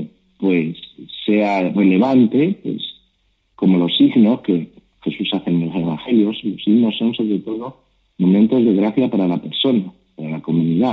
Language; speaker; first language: Spanish; native; Spanish